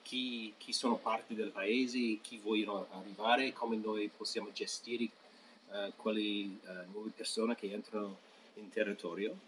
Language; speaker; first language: Italian; non-native, fluent; English